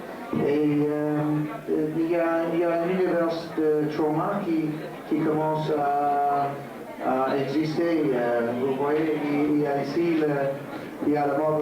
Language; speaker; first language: French; non-native, fluent; English